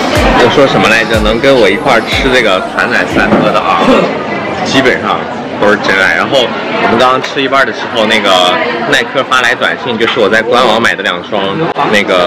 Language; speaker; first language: Chinese; native; Chinese